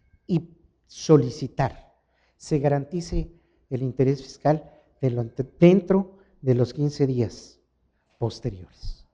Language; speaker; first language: Spanish; native; Spanish